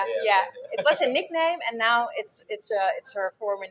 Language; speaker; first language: English; non-native, fluent; Dutch